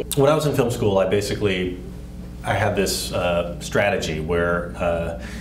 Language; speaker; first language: English; native; English